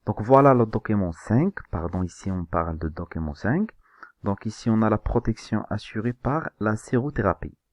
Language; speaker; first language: French; non-native, local second language; Arabic